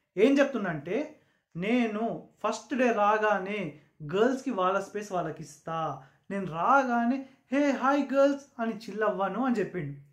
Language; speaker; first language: Telugu; non-native, local second language; Urdu